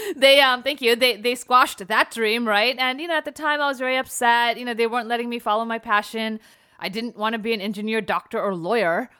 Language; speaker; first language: English; native; English